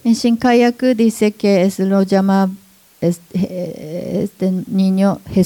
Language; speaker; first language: Spanish; non-native, learner; Japanese